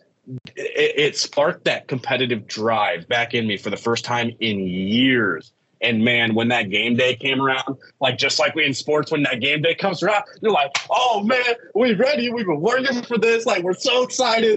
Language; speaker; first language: English; native; English